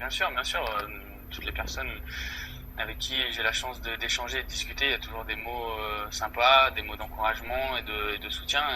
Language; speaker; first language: French; native; French